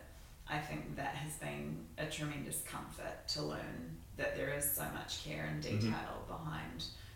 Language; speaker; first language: English; native; English